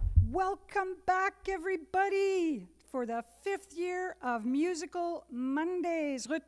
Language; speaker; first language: English; native; English